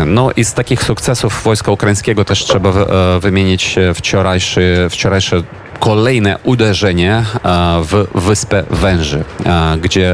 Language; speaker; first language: Polish; non-native, fluent; Ukrainian